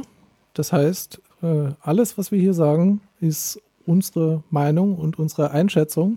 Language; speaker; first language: German; native; German